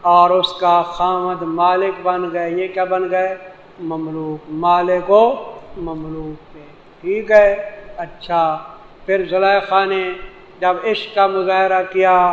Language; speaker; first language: Urdu; non-native, local second language; Saraiki